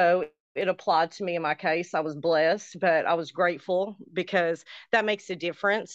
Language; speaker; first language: English; native; English